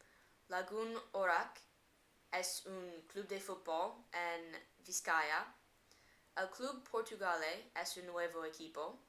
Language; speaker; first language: Spanish; non-native, learner; English